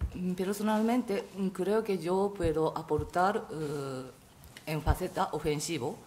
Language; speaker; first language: Spanish; non-native, fluent; Japanese